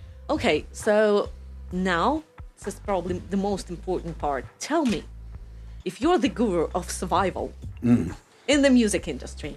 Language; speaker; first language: English; non-native, fluent; Russian